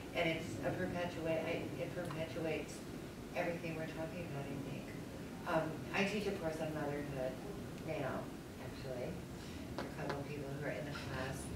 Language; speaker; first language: English; native; English